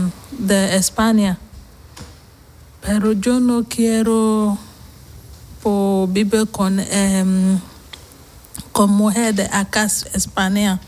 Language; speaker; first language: Spanish; non-native, learner; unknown